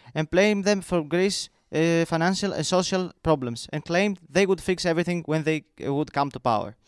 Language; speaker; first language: English; non-native, fluent; Greek